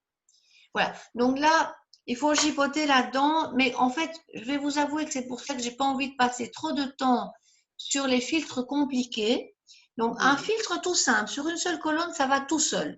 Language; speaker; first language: French; native; French